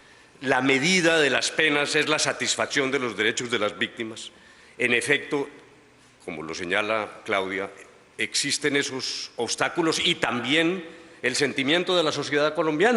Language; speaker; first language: Spanish; native; Spanish